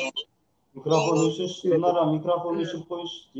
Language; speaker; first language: Russian; non-native, local second language; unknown